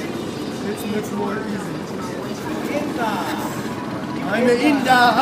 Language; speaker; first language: English; non-native, learner; French